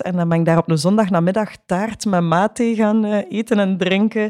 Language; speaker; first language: Dutch; native; Dutch